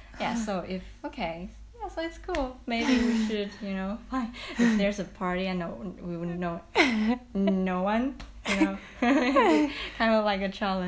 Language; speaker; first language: English; non-native, fluent; Chinese